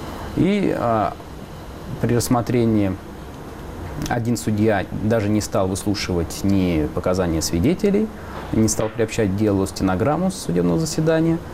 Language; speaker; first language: Russian; native; Russian